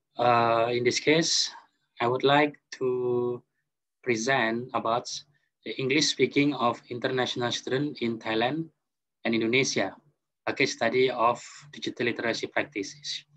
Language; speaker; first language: English; non-native, fluent; Indonesian